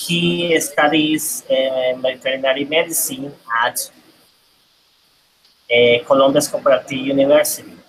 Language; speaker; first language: English; non-native, learner; Spanish